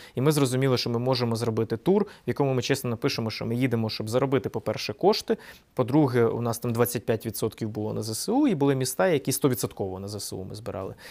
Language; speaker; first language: Ukrainian; non-native, local second language; Russian